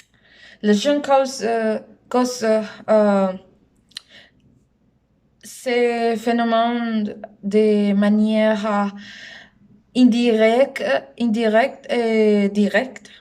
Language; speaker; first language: French; non-native, learner; Spanish